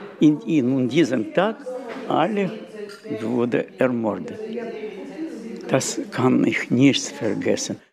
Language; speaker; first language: German; non-native, learner; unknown